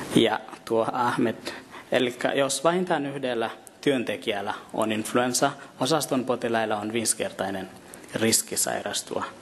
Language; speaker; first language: Finnish; non-native, fluent; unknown